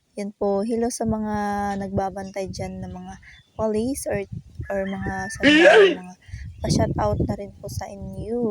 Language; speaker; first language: Filipino; non-native, local second language; Cebuano